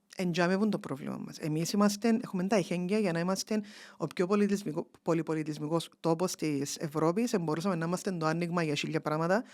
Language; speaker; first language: Greek; early bilingual, heritage; Greek